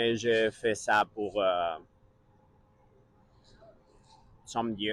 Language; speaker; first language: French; non-native, learner; Catalan